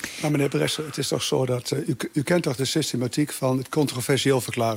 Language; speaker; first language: Dutch; native; Dutch